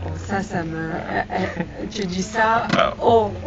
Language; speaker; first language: French; non-native, fluent; Arabic